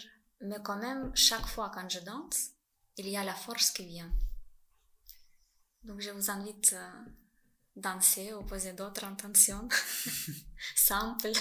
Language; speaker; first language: French; non-native, fluent; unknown